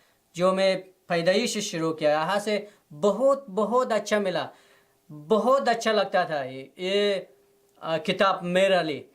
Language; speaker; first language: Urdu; non-native, learner; Persian